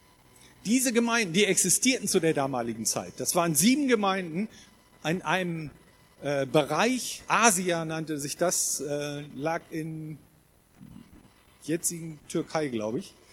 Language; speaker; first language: German; native; German